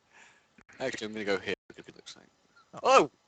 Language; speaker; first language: English; native; English